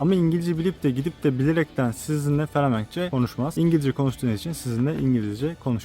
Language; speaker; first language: Turkish; native; Turkish